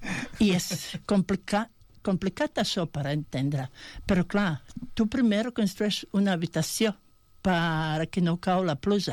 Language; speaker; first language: Catalan; non-native, fluent; Bosnian